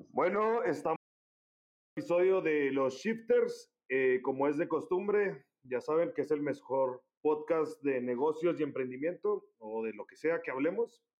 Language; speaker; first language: Spanish; native; Spanish